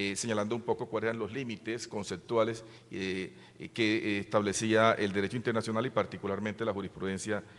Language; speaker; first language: Spanish; native; Spanish